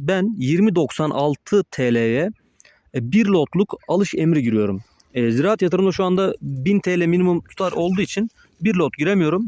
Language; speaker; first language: Turkish; native; Turkish